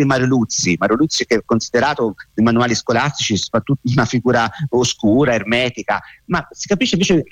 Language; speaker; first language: Italian; native; Italian